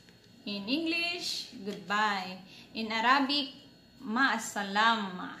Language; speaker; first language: English; non-native, local second language; Filipino